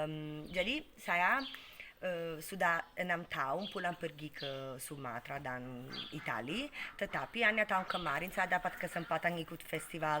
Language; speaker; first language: Indonesian; non-native, fluent; Italian